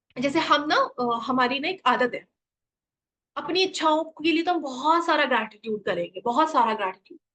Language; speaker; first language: Hindi; native; Hindi